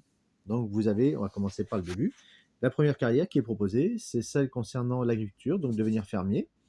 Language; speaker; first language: French; native; French